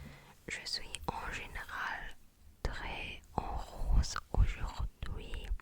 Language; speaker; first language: French; non-native, learner; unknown